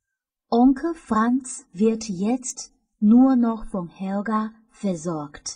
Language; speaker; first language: German; non-native, fluent; Chinese